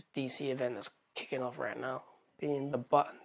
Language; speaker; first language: English; native; English